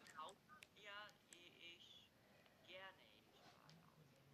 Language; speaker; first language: German; non-native, learner; Macedonian